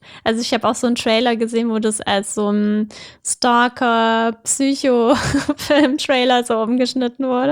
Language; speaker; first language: German; native; German